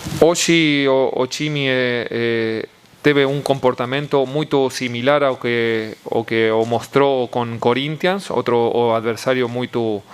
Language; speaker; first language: Portuguese; non-native, learner; Spanish